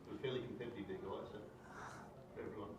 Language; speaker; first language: English; native; English